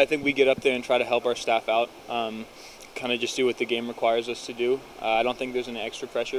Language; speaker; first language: English; native; English